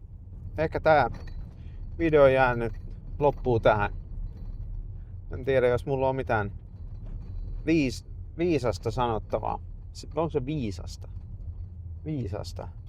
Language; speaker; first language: Finnish; non-native, fluent; Swedish